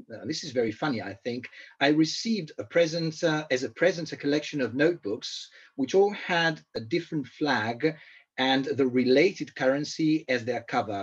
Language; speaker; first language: English; non-native, fluent; Italian